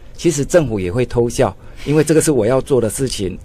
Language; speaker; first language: Chinese; native; Chinese